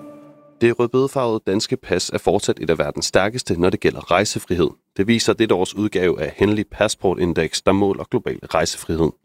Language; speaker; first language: Danish; native; Danish